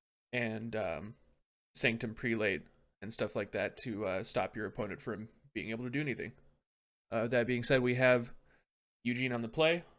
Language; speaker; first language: English; native; English